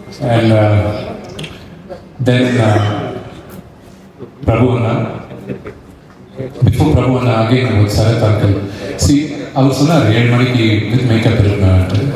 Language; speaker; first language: Tamil; non-native, local second language; Telugu